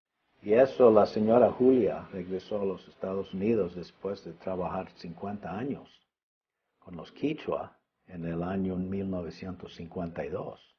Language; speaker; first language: Spanish; early bilingual, other home language; English